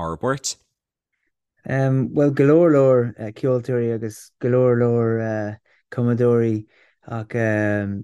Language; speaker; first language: Irish; non-native, local second language; English